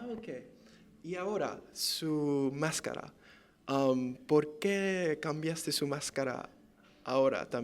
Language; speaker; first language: Spanish; early bilingual, heritage; English